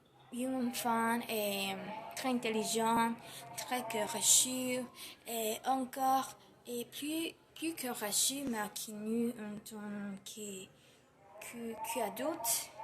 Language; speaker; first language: French; non-native, learner; Spanish